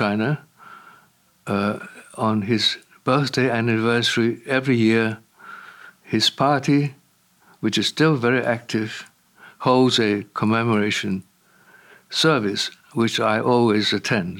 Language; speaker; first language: English; non-native, local second language; Cantonese